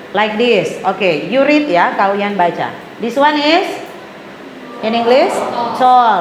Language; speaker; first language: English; non-native, fluent; Indonesian